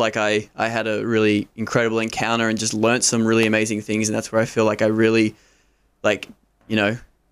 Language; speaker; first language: English; native; English